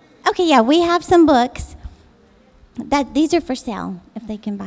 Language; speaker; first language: English; native; English